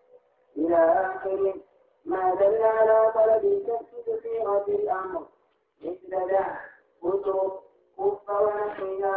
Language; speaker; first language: Arabic; native; Arabic